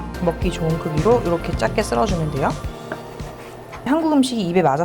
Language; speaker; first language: Korean; native; Korean